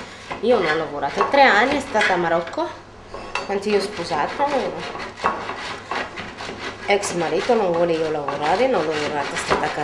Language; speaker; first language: Italian; non-native, learner; Arabic